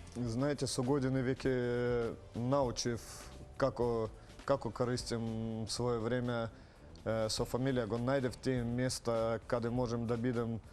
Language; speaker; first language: Macedonian; non-native, fluent; Russian